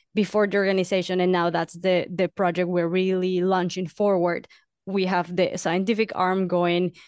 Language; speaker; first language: English; non-native, fluent; Spanish